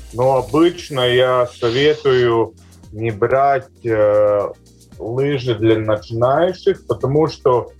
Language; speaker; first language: Russian; non-native, local second language; Latvian